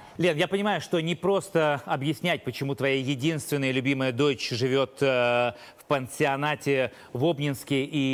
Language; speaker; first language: Russian; native; Russian